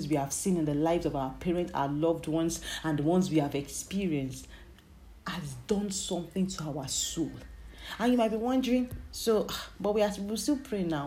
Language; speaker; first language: English; non-native, local second language; Yoruba